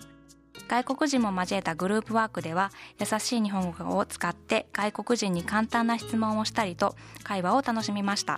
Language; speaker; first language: Japanese; native; Japanese